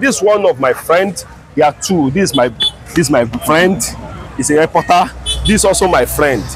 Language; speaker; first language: English; non-native, local second language; Yoruba